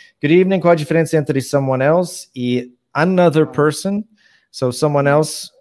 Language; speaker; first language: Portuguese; non-native, fluent; English